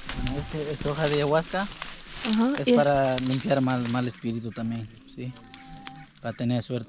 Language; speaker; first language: Spanish; non-native, local second language; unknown